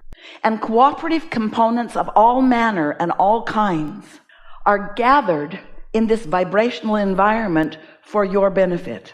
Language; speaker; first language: English; native; English